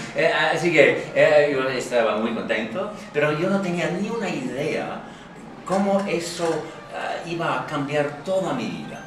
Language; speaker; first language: Spanish; non-native, fluent; English